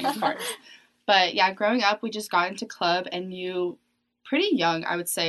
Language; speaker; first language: English; native; English